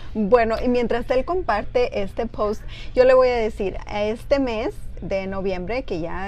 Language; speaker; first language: Spanish; native; Spanish